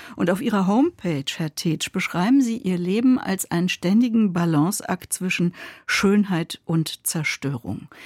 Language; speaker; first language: German; native; German